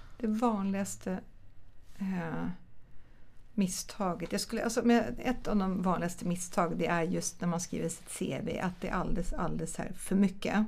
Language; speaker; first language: Swedish; early bilingual, other home language; German